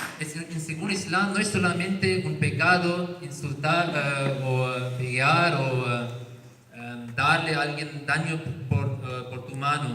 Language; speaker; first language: Spanish; non-native, learner; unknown